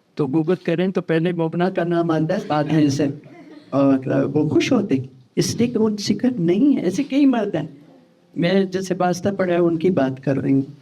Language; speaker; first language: Urdu; native; Urdu